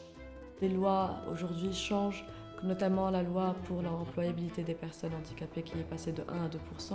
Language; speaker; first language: French; non-native, local second language; Arabic